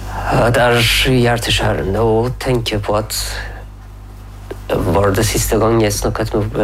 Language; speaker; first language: Norwegian; non-native, fluent; Persian